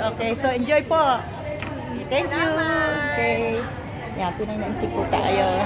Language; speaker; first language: Filipino; non-native, local second language; Iloko